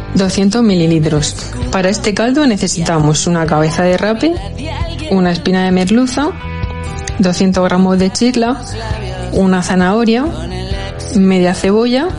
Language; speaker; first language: Spanish; native; Spanish